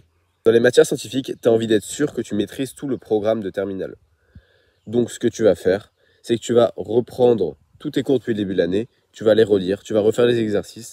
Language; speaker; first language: French; native; French